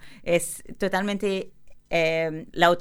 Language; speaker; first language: Spanish; non-native, learner; French